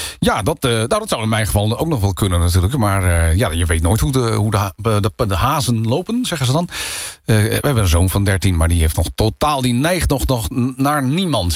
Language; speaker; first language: Dutch; native; Dutch